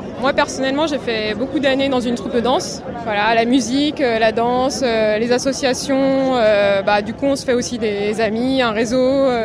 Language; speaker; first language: French; native; French